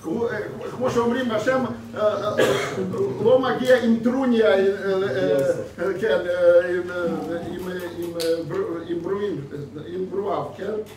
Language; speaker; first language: Hebrew; non-native, fluent; Russian